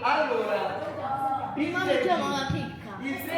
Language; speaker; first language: Italian; native; Italian